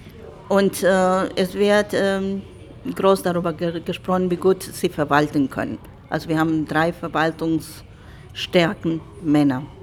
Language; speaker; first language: German; non-native, fluent; Spanish